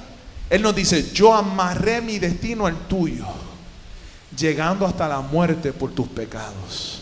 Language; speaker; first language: Spanish; native; Spanish